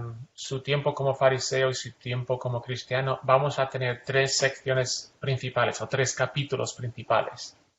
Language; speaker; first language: Spanish; non-native, fluent; English